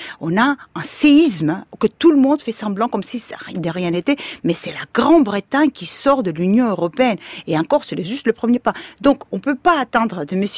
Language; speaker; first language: French; non-native, fluent; Greek